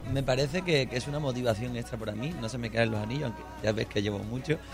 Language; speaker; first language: Spanish; native; Spanish